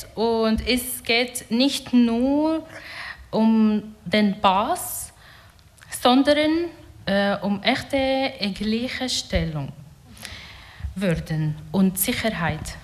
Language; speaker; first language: German; non-native, learner; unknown